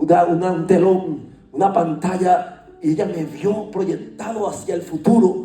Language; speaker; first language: Spanish; native; Spanish